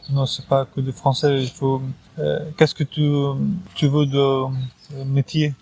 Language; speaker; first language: French; non-native, learner; Persian